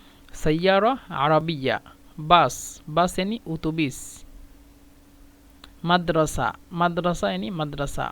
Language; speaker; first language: Arabic; non-native, fluent; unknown